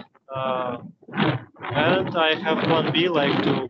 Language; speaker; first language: English; non-native, learner; Russian